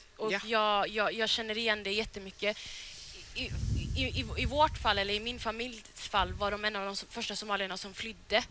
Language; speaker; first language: Swedish; early bilingual, other home language; Somali